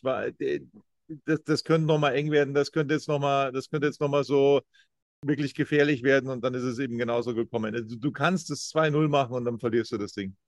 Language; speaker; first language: German; native; German